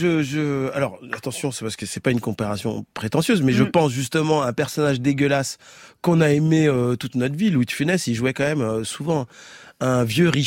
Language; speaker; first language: French; native; French